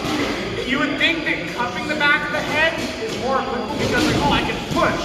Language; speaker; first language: English; native; English